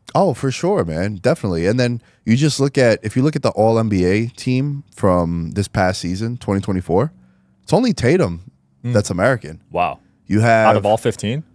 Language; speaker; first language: English; native; English